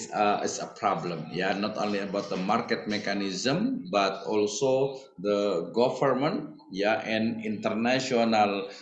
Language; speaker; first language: English; non-native, learner; Indonesian